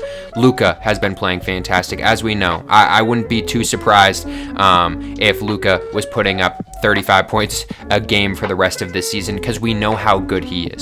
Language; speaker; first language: English; native; English